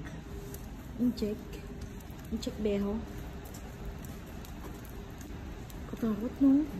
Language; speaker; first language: Filipino; native; Filipino